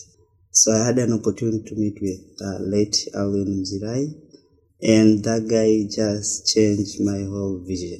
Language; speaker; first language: English; non-native, local second language; Swahili